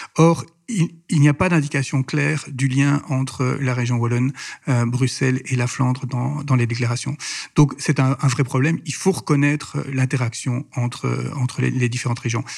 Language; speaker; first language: French; native; French